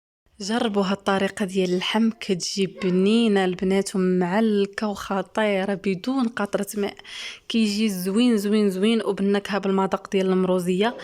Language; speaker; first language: Arabic; native; Arabic